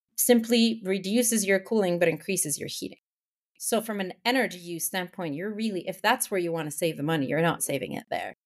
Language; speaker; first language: English; non-native, fluent; Spanish